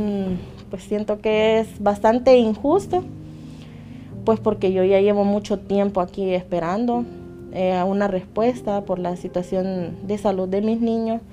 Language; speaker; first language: Spanish; native; Spanish